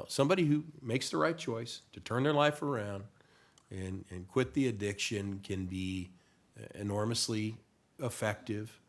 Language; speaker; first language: English; native; English